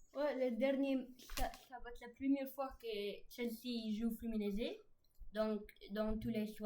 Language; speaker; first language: French; non-native, learner; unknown